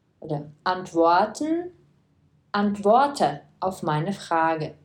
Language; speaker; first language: German; non-native, fluent; Czech